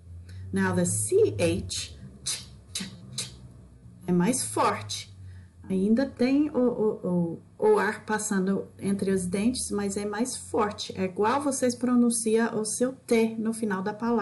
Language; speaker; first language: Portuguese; non-native, fluent; English